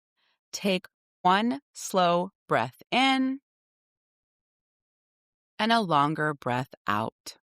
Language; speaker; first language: English; native; English